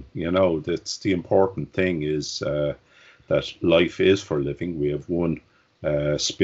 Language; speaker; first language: English; native; English